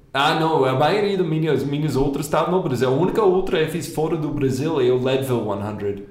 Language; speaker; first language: Portuguese; non-native, fluent; English